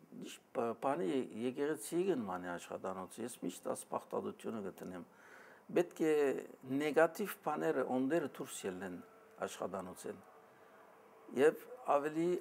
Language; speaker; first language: Armenian; early bilingual, heritage; Armenian